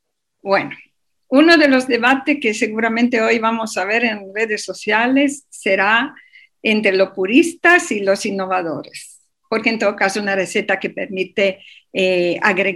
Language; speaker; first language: Spanish; non-native, fluent; Italian